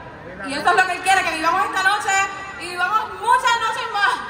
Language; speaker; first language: Spanish; native; Spanish